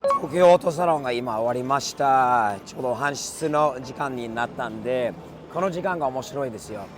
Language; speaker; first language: Japanese; non-native, fluent; English